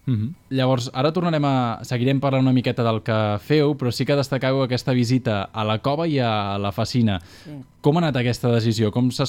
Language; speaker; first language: Catalan; native; Catalan